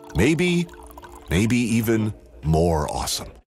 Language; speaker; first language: English; native; English